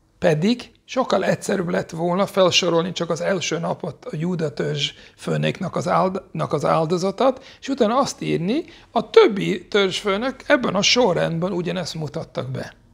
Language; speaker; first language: Hungarian; non-native, fluent; English